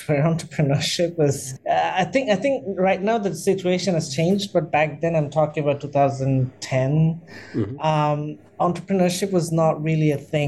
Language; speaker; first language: English; non-native, local second language; Bangla